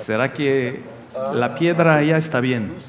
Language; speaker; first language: Spanish; non-native, fluent; French